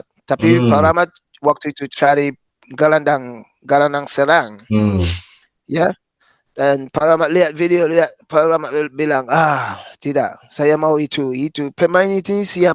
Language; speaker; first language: Indonesian; non-native, fluent; English